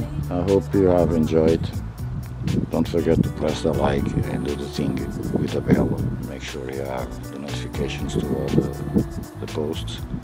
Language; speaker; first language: English; non-native, fluent; Portuguese